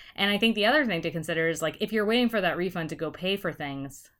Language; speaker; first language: English; native; English